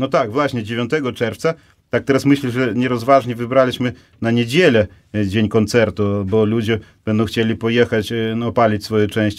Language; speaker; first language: Polish; native; Polish